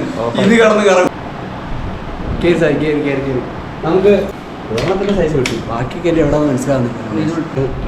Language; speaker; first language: Malayalam; native; Malayalam